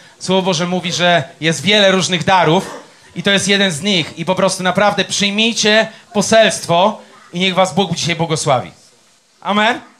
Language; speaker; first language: Polish; native; Polish